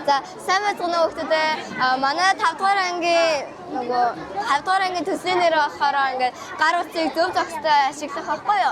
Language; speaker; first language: Mongolian; native; Mongolian